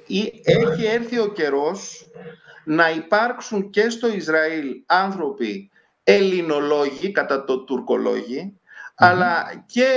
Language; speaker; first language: Greek; native; Greek